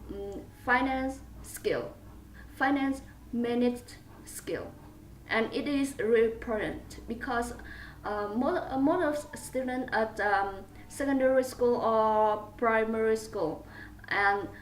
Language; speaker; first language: English; non-native, learner; Vietnamese